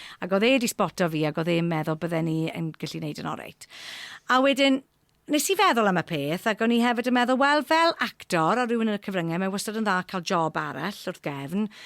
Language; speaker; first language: Welsh; non-native, local second language; English